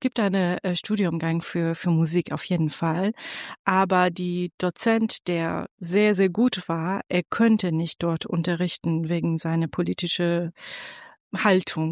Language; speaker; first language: German; non-native, fluent; Persian